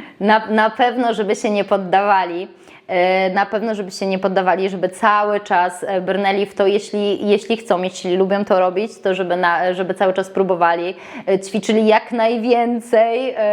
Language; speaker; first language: Polish; native; Polish